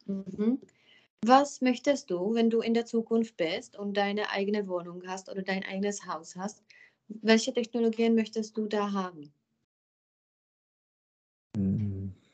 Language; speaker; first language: German; non-native, fluent; Czech